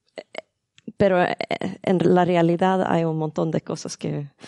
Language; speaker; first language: Spanish; non-native, learner; Swedish